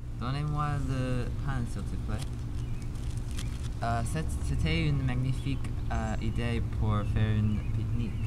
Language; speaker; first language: French; non-native, learner; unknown